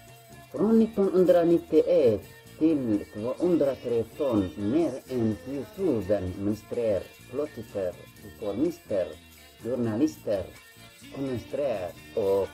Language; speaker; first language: Swedish; non-native, learner; Tigrinya